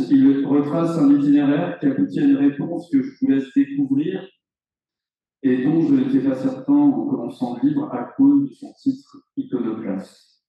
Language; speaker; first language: French; native; French